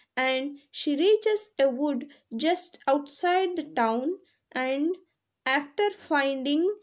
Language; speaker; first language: English; non-native, local second language; Kannada